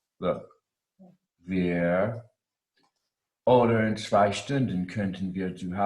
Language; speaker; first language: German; non-native, fluent; English